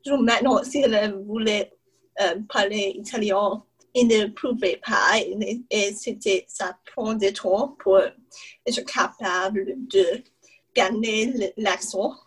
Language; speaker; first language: French; non-native, learner; English